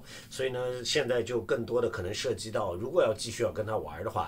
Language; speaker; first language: Chinese; native; Chinese